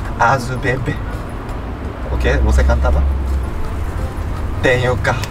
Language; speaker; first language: Portuguese; non-native, learner; Japanese